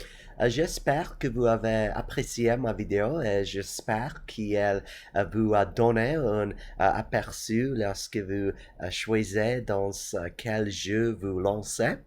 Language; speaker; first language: French; non-native, learner; English